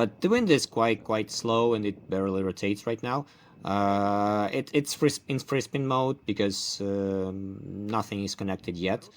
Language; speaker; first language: English; non-native, fluent; Ukrainian